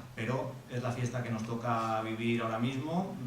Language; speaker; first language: Spanish; native; Spanish